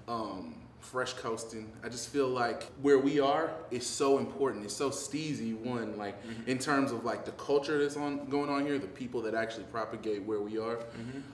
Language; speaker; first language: English; native; English